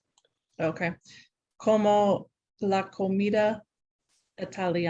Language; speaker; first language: Spanish; non-native, learner; English